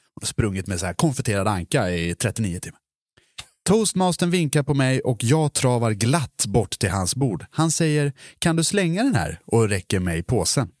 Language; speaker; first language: Swedish; native; Swedish